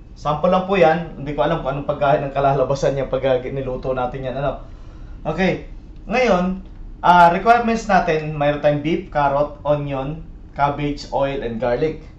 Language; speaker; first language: Filipino; non-native, local second language; Cebuano